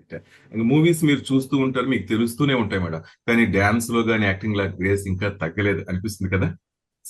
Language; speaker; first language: Telugu; native; Telugu